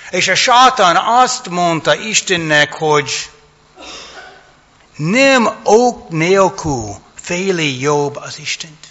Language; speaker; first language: Hungarian; non-native, fluent; English